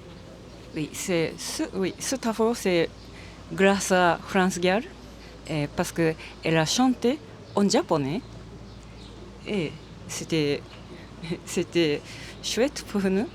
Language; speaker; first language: French; non-native, learner; Japanese